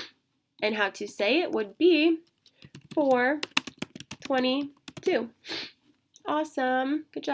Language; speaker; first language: English; native; English